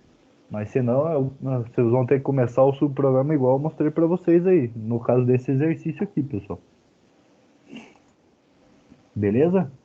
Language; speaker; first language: Portuguese; native; Portuguese